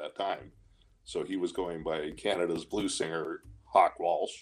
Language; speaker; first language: English; native; English